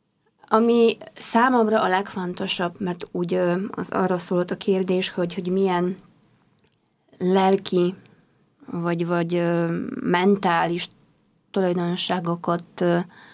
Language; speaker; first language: Hungarian; non-native, fluent; Polish